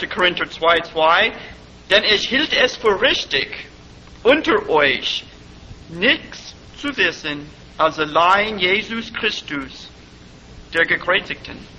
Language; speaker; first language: German; non-native, fluent; English